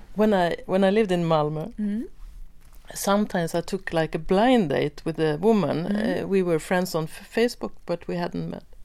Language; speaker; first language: English; non-native, fluent; Swedish